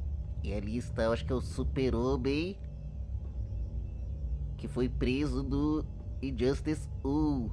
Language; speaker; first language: Portuguese; native; Portuguese